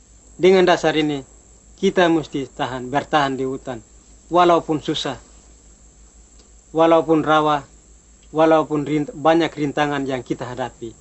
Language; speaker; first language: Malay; non-native, local second language; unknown